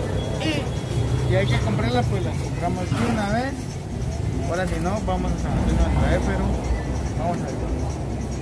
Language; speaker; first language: Spanish; native; Spanish